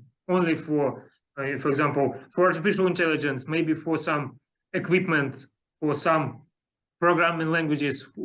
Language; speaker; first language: English; non-native, learner; Russian